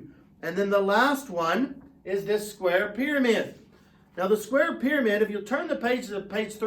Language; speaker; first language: English; native; English